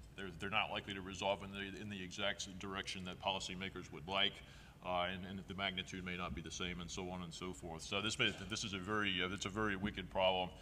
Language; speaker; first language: English; native; English